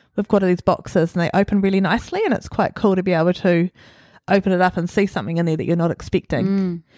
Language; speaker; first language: English; native; English